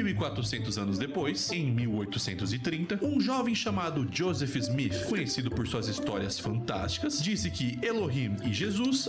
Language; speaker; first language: Portuguese; native; Portuguese